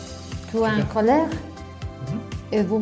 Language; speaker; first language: French; non-native, learner; Spanish